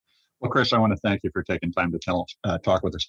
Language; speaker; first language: English; native; English